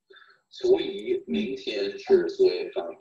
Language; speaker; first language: Chinese; non-native, fluent; English